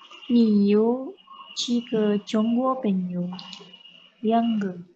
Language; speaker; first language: Chinese; non-native, learner; Indonesian